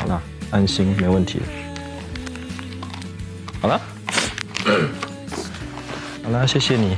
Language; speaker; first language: Chinese; native; Chinese